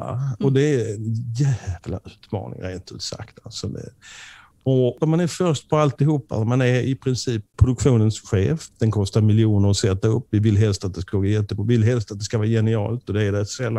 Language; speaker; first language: Swedish; native; Swedish